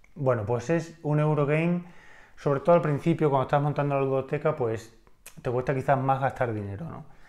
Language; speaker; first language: Spanish; native; Spanish